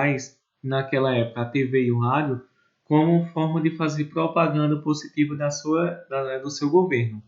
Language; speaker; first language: Portuguese; native; Portuguese